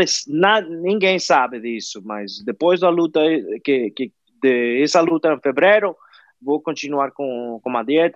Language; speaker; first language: Portuguese; non-native, fluent; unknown